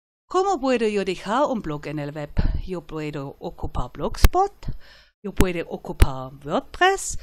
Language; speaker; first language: Spanish; non-native, fluent; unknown